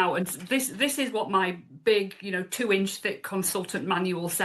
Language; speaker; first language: English; native; English